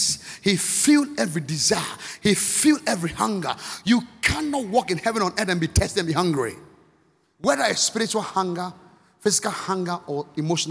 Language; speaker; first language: English; non-native, local second language; Akan